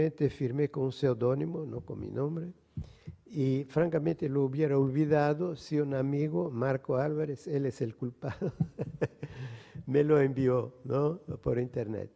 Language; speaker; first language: Spanish; non-native, fluent; Portuguese